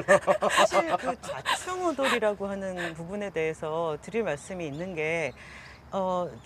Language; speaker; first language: Korean; native; Korean